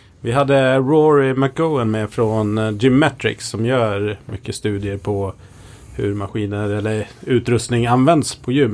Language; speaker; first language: Swedish; native; Swedish